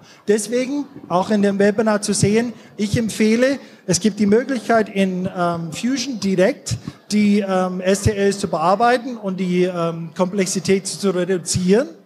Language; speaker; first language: German; non-native, fluent; English